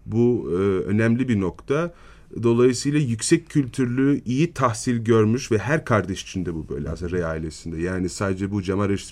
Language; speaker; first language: Turkish; native; Turkish